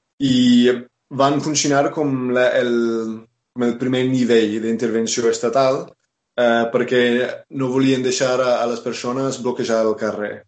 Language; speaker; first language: Catalan; non-native, fluent; English